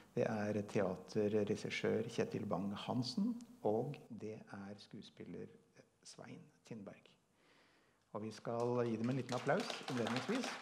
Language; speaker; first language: Norwegian; native; Norwegian